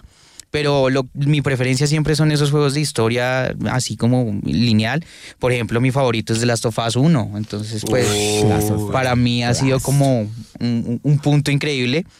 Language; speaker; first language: Spanish; native; Spanish